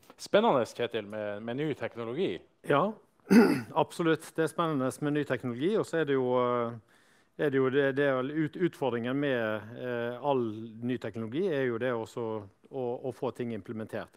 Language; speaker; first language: Norwegian; native; Norwegian